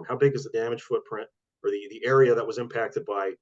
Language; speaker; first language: English; native; English